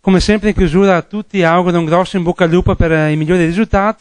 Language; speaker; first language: Italian; native; Italian